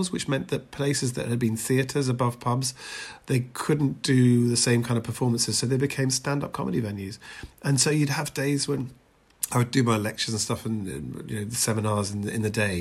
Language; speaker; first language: English; native; English